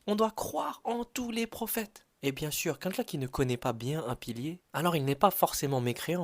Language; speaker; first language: French; native; French